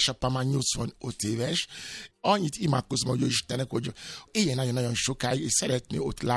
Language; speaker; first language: Hungarian; non-native, fluent; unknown